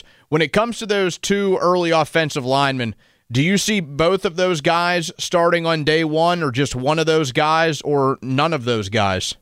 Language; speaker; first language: English; native; English